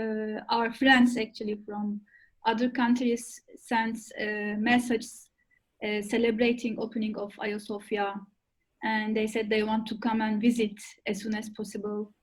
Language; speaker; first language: English; non-native, fluent; Turkish